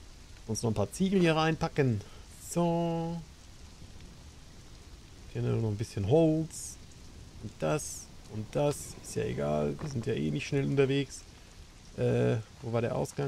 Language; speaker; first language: German; native; German